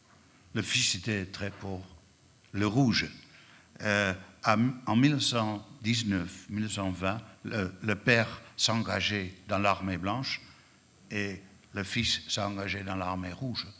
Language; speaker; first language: French; non-native, fluent; Dutch